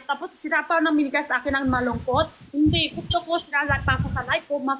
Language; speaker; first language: Filipino; non-native, learner; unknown